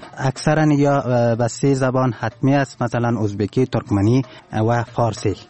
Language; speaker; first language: Persian; non-native, local second language; Turkmen